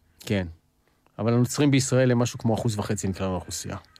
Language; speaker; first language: Hebrew; native; Hebrew